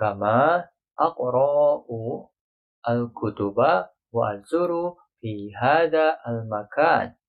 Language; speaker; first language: Arabic; non-native, learner; Indonesian